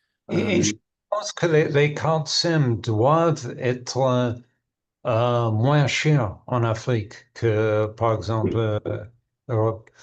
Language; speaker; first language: French; non-native, learner; English